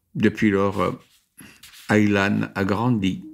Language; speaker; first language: French; non-native, local second language; Arabic